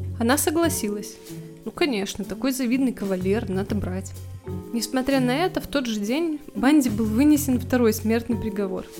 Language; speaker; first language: Russian; native; Russian